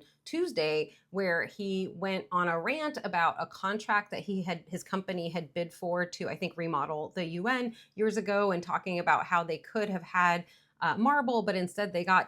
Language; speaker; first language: English; native; English